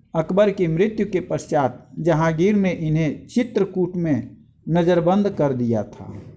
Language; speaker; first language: Hindi; native; Hindi